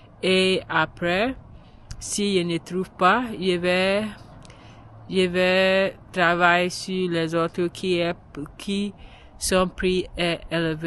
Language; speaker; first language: French; non-native, learner; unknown